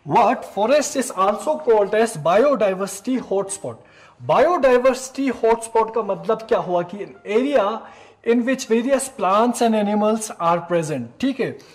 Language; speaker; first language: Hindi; non-native, local second language; Ladakhi